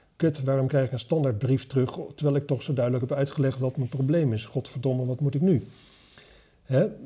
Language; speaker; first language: Dutch; native; Dutch